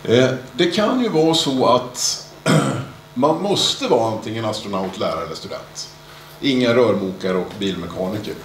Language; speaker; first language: Swedish; native; Swedish